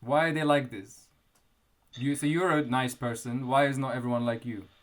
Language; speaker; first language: English; non-native, fluent; Kurdish